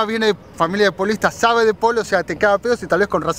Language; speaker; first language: Spanish; native; Spanish